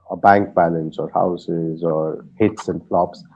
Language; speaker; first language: English; non-native, local second language; Hindi